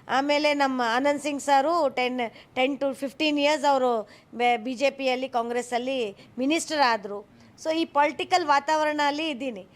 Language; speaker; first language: Kannada; non-native, local second language; Hindi